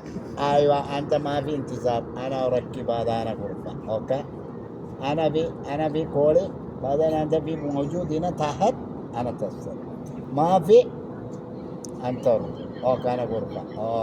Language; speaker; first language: Arabic; non-native, learner; Malayalam